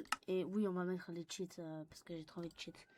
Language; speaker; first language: French; native; French